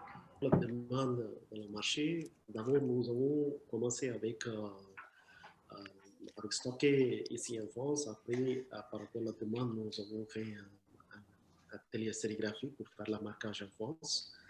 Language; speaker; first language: French; non-native, learner; Tamil